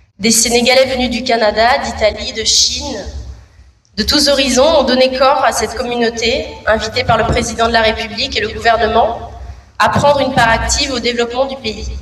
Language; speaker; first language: French; native; French